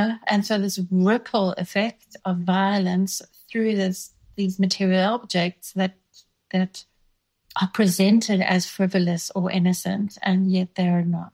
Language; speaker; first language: English; non-native, local second language; Dutch